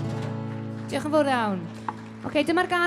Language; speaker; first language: Welsh; native; Welsh